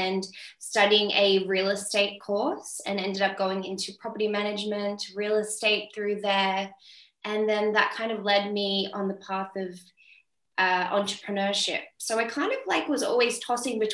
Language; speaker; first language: English; native; English